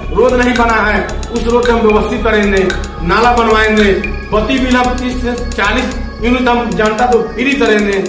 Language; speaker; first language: Hindi; non-native, local second language; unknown